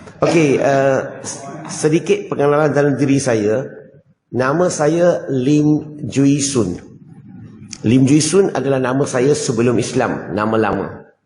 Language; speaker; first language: Malay; non-native, local second language; Chinese